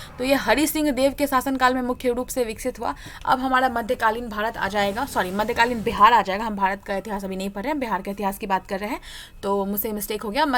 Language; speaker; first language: Hindi; native; Hindi